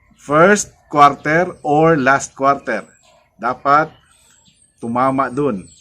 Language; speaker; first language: Filipino; non-native, local second language; Cebuano